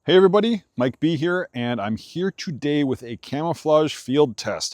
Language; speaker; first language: English; native; English